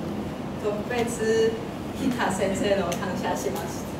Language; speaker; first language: Japanese; non-native, learner; Chinese